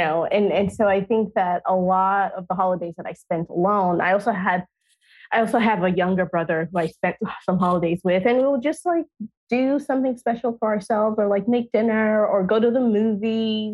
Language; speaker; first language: English; non-native, local second language; Yoruba